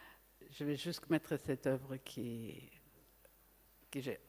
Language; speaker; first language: French; non-native, fluent; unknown